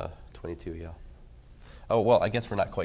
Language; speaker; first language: English; native; English